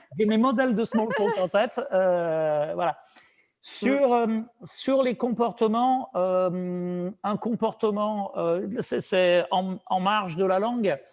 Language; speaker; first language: French; native; French